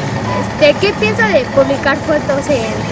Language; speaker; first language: Spanish; native; Spanish